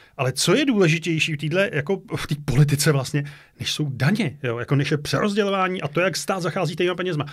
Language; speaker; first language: Czech; native; Czech